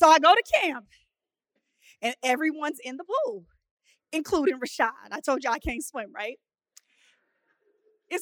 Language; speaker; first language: English; native; English